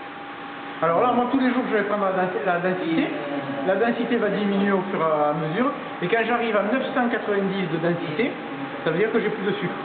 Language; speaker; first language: French; native; French